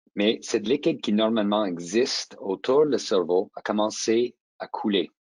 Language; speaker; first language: French; non-native, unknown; English